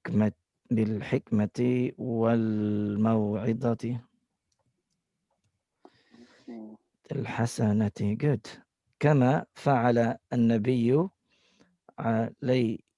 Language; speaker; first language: Arabic; non-native, fluent; English